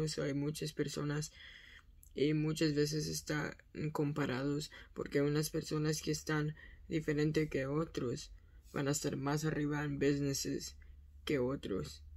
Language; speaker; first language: Spanish; early bilingual, heritage; Spanish